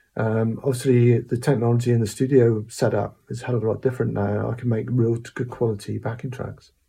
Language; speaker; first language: English; native; English